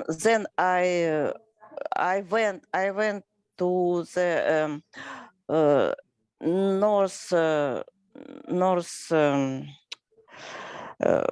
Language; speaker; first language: English; non-native, learner; Russian